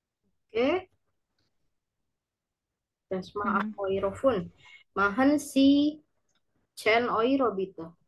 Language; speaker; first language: German; non-native, fluent; Indonesian